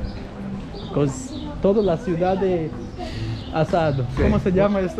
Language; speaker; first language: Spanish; non-native, learner; English